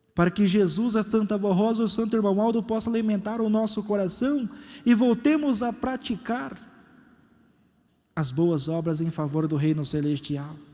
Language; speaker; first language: Portuguese; native; Portuguese